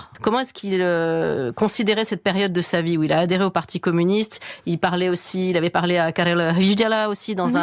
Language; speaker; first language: French; native; French